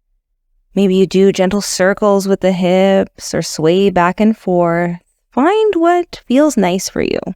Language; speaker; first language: English; native; English